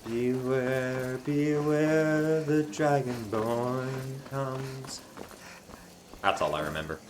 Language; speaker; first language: English; native; English